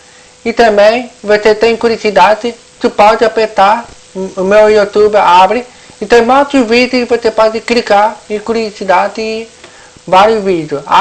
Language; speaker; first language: Portuguese; non-native, local second language; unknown